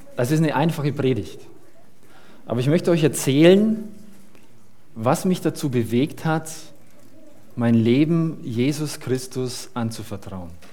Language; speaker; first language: German; early bilingual, other home language; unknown